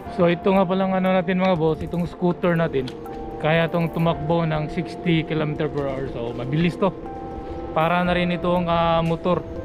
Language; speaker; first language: Filipino; non-native, local second language; Cebuano